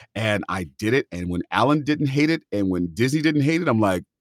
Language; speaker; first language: English; native; English